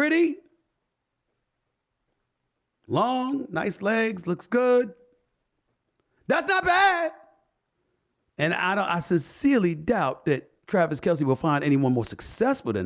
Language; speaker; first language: English; native; English